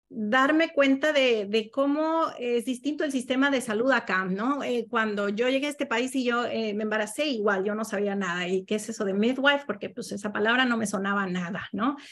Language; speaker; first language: Spanish; native; Spanish